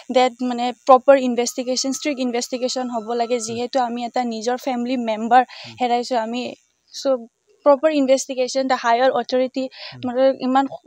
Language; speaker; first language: Assamese; non-native, local second language; Nepali